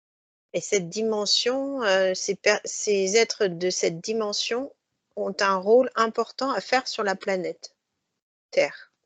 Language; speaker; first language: French; native; French